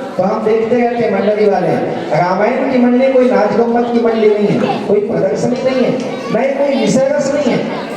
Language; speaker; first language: Hindi; non-native, local second language; Chhattisgarhi